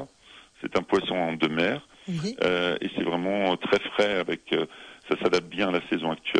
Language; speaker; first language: French; native; French